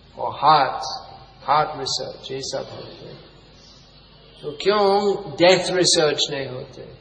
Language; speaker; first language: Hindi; non-native, fluent; English